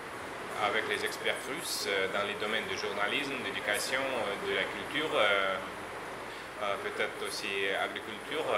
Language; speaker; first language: French; non-native, learner; Russian